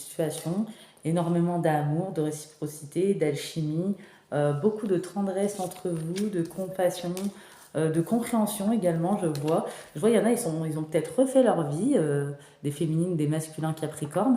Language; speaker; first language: French; native; French